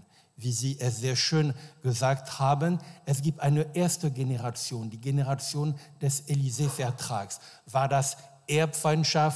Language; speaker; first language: German; non-native, fluent; French